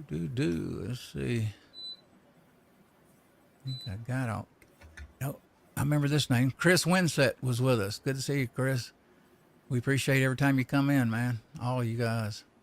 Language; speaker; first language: English; native; English